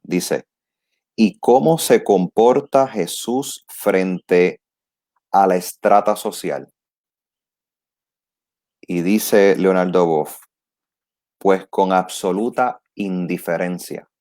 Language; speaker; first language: Spanish; native; Spanish